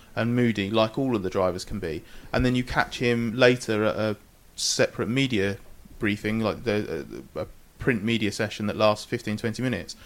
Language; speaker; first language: English; native; English